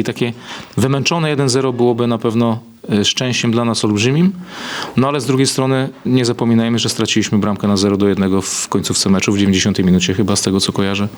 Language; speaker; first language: Polish; native; Polish